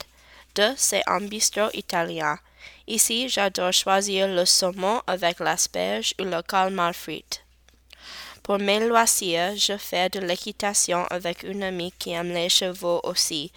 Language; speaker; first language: French; non-native, learner; English